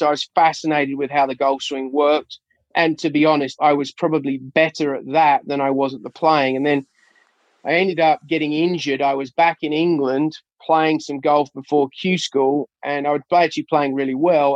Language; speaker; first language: English; native; English